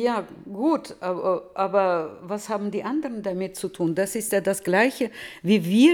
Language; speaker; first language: German; early bilingual, heritage; Russian